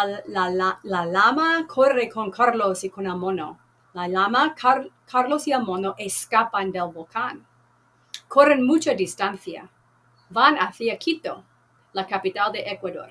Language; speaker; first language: Spanish; non-native, fluent; English